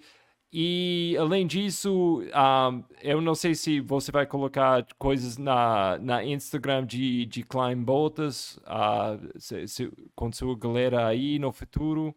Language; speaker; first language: Portuguese; non-native, fluent; English